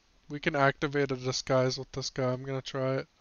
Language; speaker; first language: English; native; English